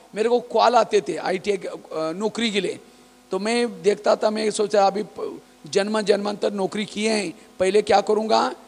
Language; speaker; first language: Hindi; non-native, local second language; Marathi